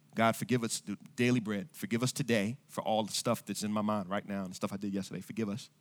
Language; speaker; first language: English; native; English